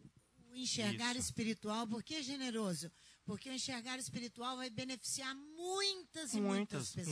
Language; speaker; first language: Portuguese; native; Portuguese